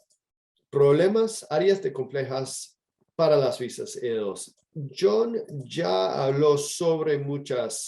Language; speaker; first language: Spanish; non-native, fluent; English